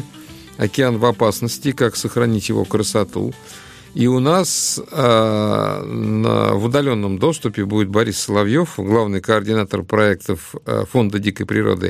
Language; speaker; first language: Russian; native; Russian